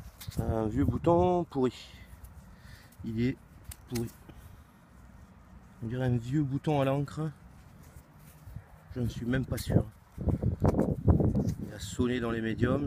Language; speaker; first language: French; native; French